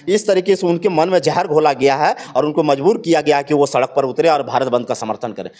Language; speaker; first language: Hindi; native; Hindi